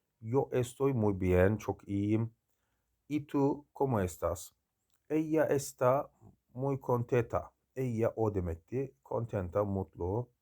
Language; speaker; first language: Spanish; non-native, learner; Turkish